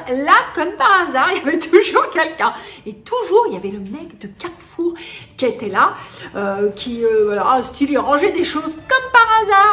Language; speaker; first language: French; native; French